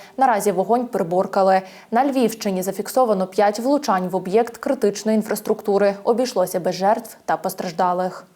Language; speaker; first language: Ukrainian; native; Ukrainian